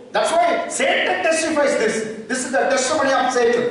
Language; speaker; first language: English; non-native, local second language; Tamil